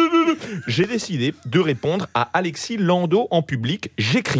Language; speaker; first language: French; native; French